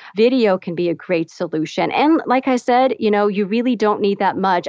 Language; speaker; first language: English; non-native, fluent; Dutch